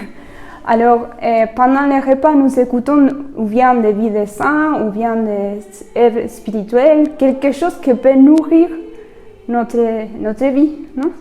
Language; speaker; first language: French; non-native, fluent; Spanish